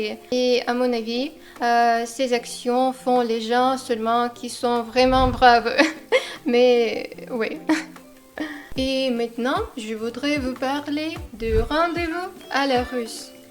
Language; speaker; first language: French; non-native, fluent; Russian